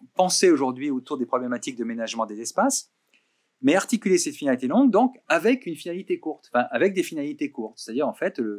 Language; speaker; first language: French; native; French